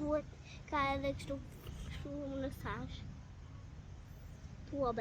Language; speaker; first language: Albanian; early bilingual, heritage; Albanian